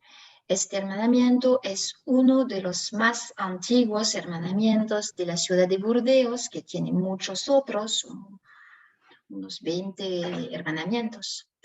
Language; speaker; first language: Spanish; non-native, fluent; French